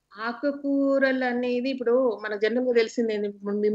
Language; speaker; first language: Telugu; native; Telugu